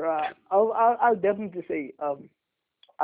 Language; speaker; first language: English; non-native, local second language; Afrikaans